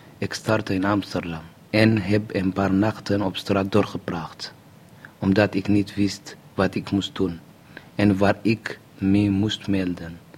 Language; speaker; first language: Dutch; non-native, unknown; Amharic